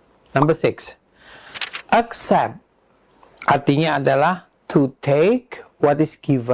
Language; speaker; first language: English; non-native, fluent; Indonesian